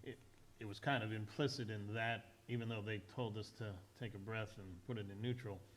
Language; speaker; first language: English; native; English